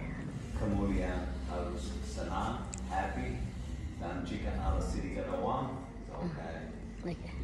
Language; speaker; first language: Indonesian; non-native, learner; English